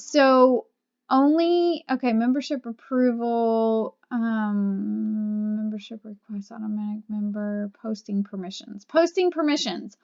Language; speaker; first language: English; native; English